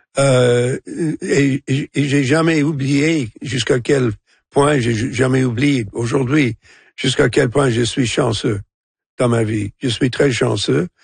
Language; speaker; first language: French; non-native, local second language; English